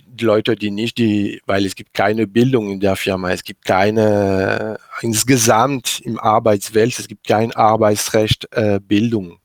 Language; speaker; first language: German; non-native, learner; French